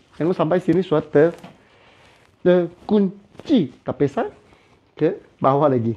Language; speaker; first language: Malay; non-native, local second language; Chinese